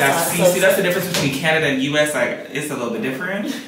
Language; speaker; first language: English; native; English